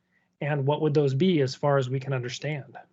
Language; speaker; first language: English; native; English